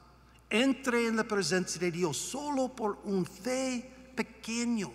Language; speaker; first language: Spanish; non-native, learner; English